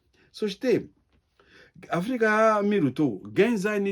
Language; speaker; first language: Japanese; non-native, learner; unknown